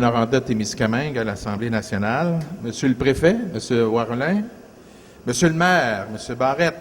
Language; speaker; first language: French; native; French